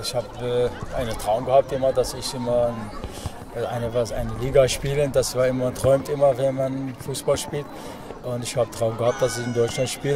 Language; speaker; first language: German; non-native, fluent; Arabic